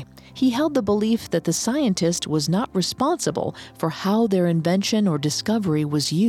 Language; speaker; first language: English; native; English